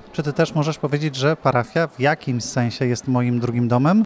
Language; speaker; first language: Polish; native; Polish